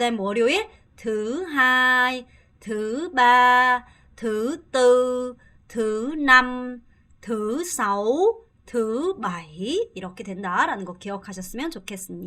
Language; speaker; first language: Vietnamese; non-native, fluent; Korean